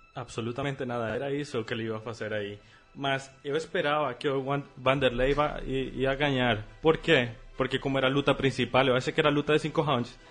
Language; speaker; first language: Portuguese; non-native, fluent; Spanish